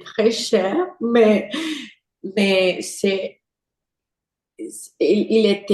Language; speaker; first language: French; non-native, learner; English